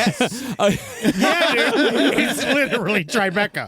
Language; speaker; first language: English; native; English